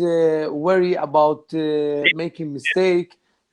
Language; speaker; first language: English; non-native, learner; Arabic